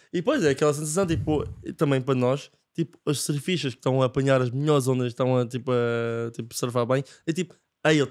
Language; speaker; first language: Portuguese; non-native, fluent; Japanese